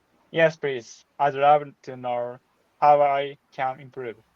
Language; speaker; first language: English; non-native, learner; Japanese